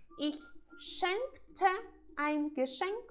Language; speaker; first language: German; non-native, fluent; Ukrainian